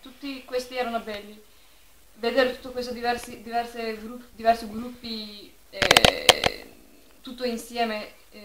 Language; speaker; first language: Italian; non-native, fluent; Turkish